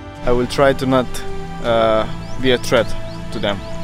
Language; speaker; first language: English; non-native, fluent; Italian